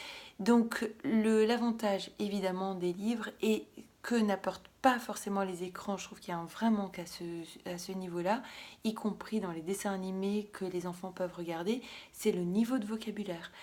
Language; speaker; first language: French; native; French